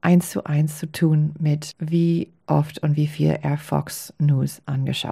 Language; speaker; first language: German; non-native, fluent; English